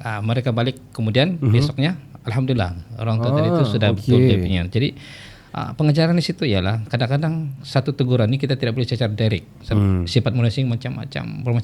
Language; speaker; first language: Malay; native; Malay